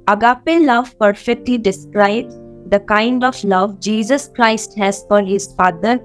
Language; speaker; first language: English; non-native, local second language; Assamese